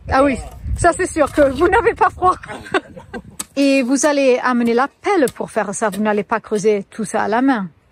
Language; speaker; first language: French; non-native, fluent; English